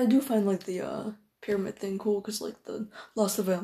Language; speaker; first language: English; non-native, local second language; Filipino